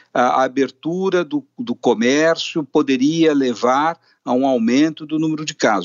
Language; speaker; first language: Portuguese; native; Portuguese